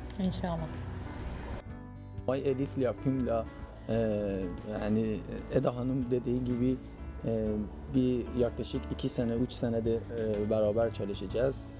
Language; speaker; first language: Turkish; non-native, fluent; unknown